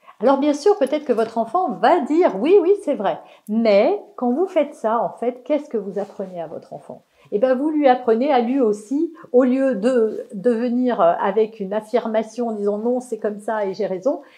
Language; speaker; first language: French; native; French